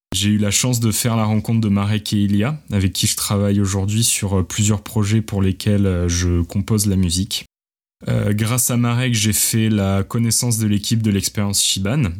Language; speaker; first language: French; native; French